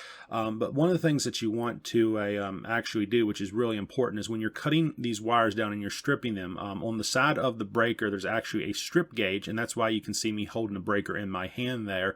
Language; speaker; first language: English; native; English